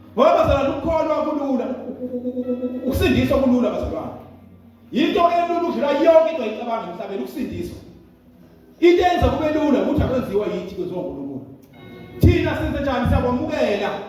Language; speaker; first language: Zulu; native; Zulu